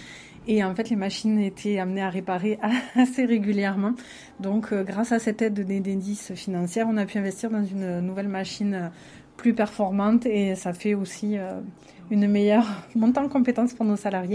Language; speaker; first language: French; native; French